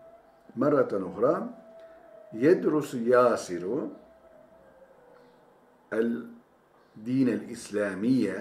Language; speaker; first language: Arabic; non-native, fluent; Turkish